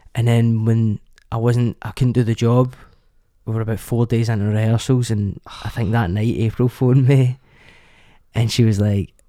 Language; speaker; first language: English; native; English